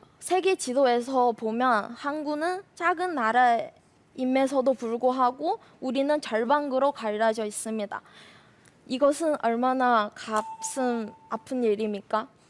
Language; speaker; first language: Korean; non-native, fluent; Chinese